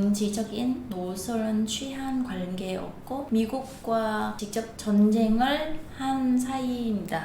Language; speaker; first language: Korean; non-native, fluent; Vietnamese